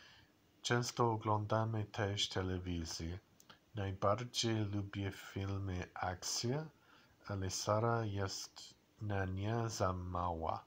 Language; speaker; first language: Polish; non-native, learner; English